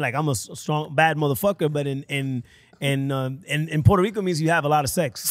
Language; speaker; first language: English; early bilingual, other home language; Spanish